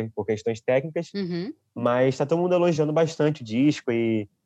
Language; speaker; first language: Portuguese; native; Portuguese